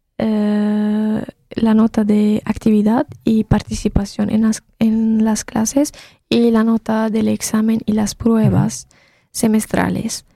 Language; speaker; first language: Spanish; non-native, fluent; Arabic